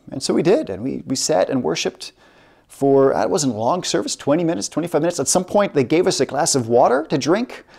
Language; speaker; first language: English; native; English